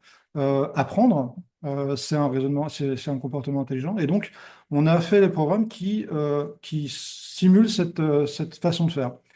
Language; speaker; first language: French; native; French